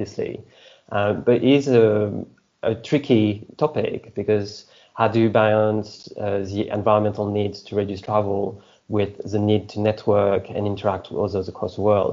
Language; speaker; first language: English; non-native, fluent; French